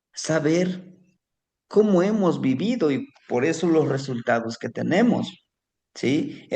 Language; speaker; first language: Spanish; native; Spanish